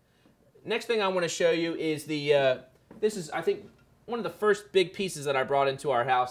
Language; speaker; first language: English; native; English